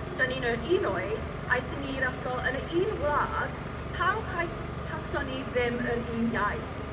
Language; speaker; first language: Welsh; non-native, local second language; English